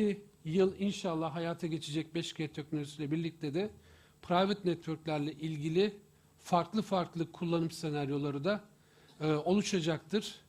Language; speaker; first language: Turkish; native; Turkish